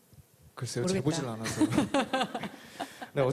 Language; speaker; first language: Korean; native; Korean